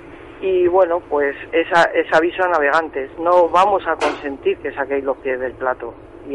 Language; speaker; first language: Spanish; native; Spanish